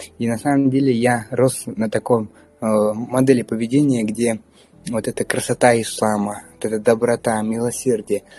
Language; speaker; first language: Russian; early bilingual, other home language; Pashto